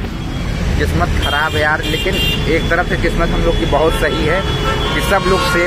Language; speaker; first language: Hindi; native; Hindi